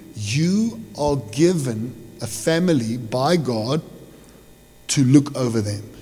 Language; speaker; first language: English; non-native, local second language; Afrikaans